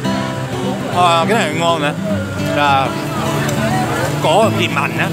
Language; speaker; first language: Vietnamese; non-native, learner; Japanese